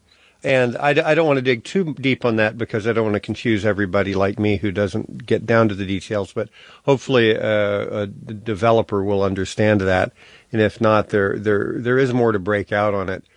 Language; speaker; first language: English; native; English